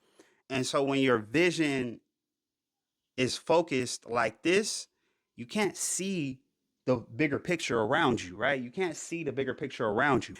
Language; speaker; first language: English; native; English